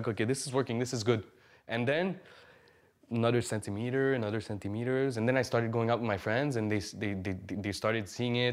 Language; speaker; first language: English; native; English